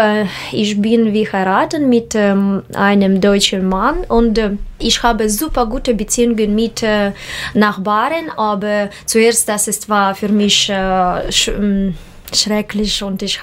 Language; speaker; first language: German; non-native, learner; Russian